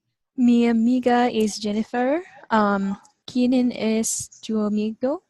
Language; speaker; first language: Spanish; non-native, learner; English